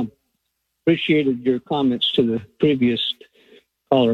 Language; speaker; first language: English; native; English